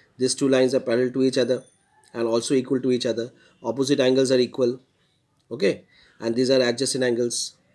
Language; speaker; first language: English; non-native, local second language; Bangla